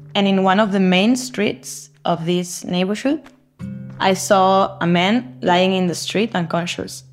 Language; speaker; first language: English; non-native, fluent; Spanish